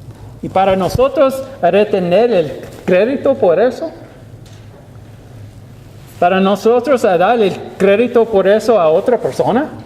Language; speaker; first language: Spanish; non-native, learner; English